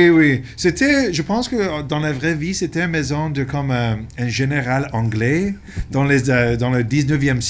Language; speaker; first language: French; non-native, local second language; English